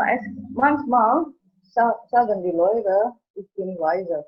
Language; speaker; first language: German; non-native, learner; Indonesian